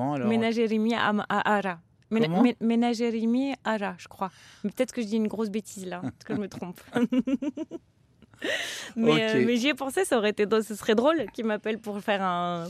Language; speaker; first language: French; early bilingual, other home language; Turkish